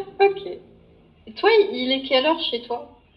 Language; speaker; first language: French; non-native, fluent; Arabic